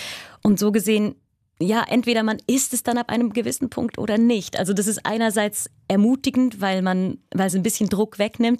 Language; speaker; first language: German; native; German